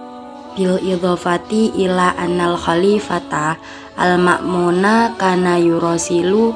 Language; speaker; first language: Arabic; non-native, learner; Indonesian